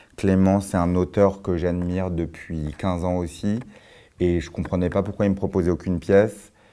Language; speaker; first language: French; native; French